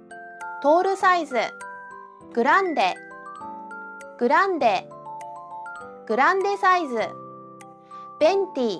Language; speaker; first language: Japanese; native; Japanese